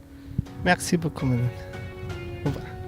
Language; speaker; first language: French; non-native, learner; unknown